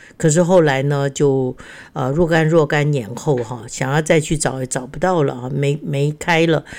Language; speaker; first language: Chinese; native; Chinese